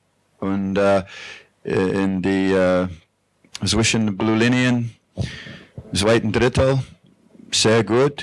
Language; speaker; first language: German; non-native, learner; English